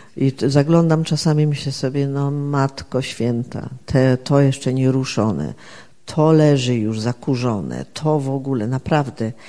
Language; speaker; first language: Polish; native; Polish